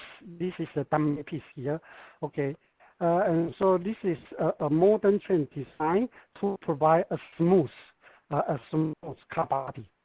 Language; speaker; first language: English; non-native, fluent; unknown